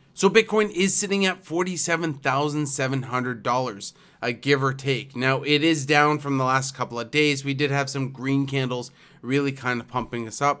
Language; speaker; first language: English; native; English